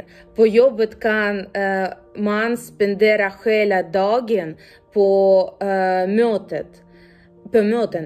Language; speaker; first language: Swedish; non-native, learner; Ukrainian